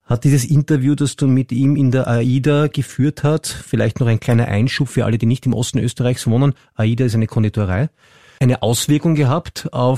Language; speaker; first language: German; native; German